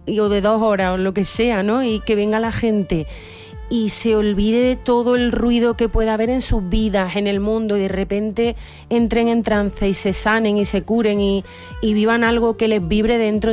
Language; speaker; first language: Spanish; native; Spanish